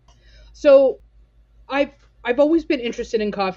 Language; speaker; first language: English; native; English